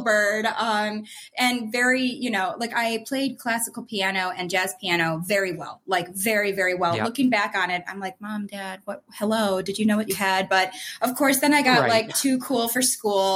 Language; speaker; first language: English; native; English